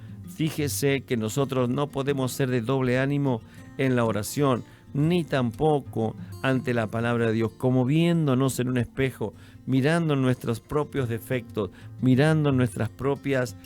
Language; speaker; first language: Spanish; native; Spanish